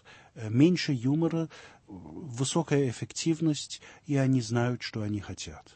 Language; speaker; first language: Russian; early bilingual, heritage; Russian